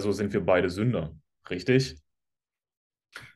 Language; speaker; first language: German; native; German